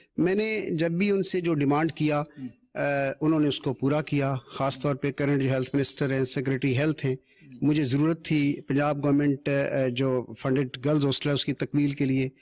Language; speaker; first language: Urdu; non-native, local second language; Punjabi